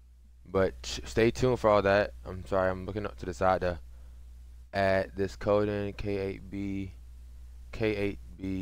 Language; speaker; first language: English; native; English